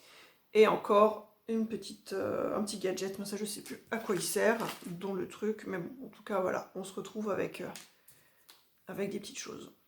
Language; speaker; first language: French; native; French